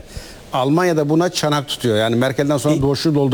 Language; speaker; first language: Turkish; native; Turkish